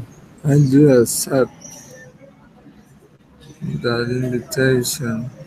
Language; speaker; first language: English; non-native, learner; Spanish